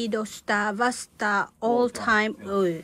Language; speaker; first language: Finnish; non-native, learner; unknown